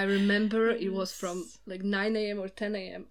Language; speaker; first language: English; non-native, fluent; Slovak